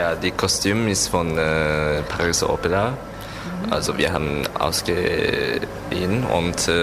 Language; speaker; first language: German; non-native, learner; Japanese